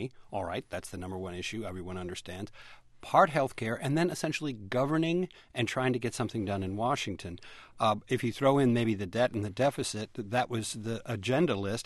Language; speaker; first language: English; native; English